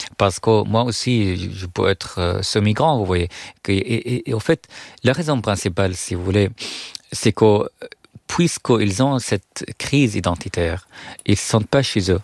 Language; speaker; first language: French; non-native, fluent; Arabic